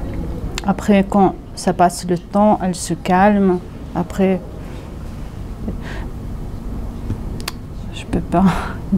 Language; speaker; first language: French; non-native, fluent; Russian